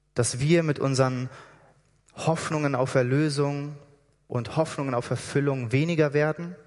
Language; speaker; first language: German; native; German